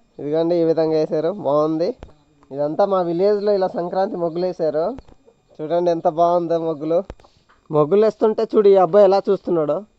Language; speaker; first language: Telugu; non-native, local second language; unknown